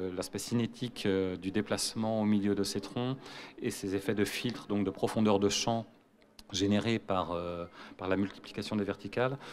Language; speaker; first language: French; native; French